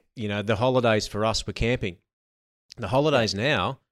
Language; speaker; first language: English; native; English